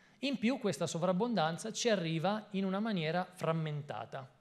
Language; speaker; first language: Italian; native; Italian